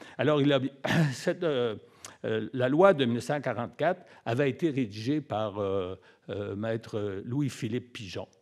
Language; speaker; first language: French; native; French